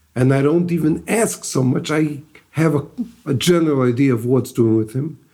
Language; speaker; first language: English; native; English